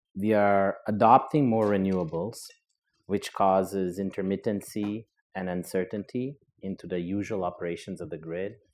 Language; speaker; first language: English; non-native, fluent; Portuguese